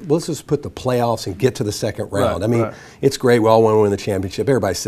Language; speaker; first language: English; native; English